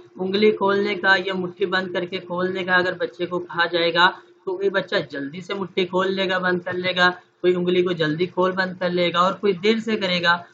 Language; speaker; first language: Urdu; native; Urdu